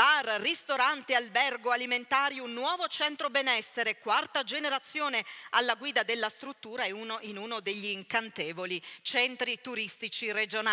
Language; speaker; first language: Italian; native; Italian